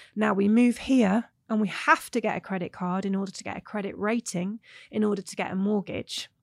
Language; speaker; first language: English; native; English